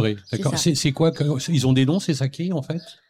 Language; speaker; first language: French; native; French